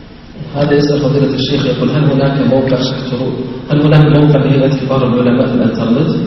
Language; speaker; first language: Arabic; native; Arabic